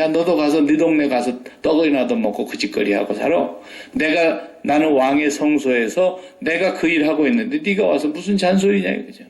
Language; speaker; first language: Korean; native; Korean